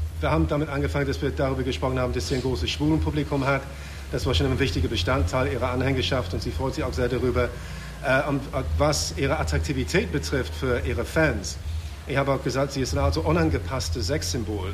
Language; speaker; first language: German; non-native, fluent; English